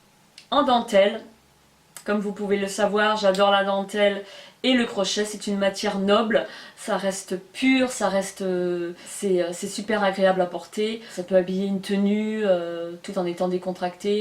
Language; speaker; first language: French; native; French